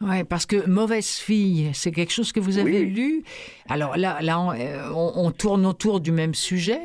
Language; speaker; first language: French; native; French